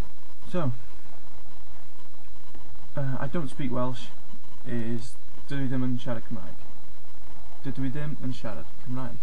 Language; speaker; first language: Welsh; non-native, local second language; English